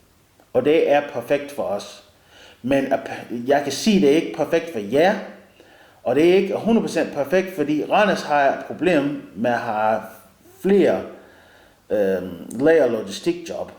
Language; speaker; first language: Danish; non-native, learner; English